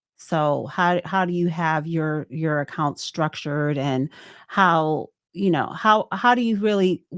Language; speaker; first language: English; native; English